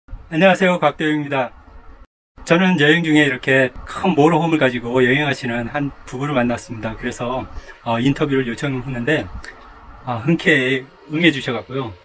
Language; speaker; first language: Korean; native; Korean